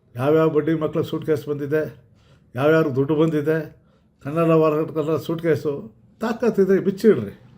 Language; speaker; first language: Kannada; native; Kannada